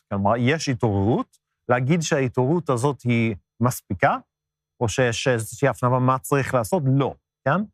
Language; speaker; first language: Hebrew; non-native, fluent; Swedish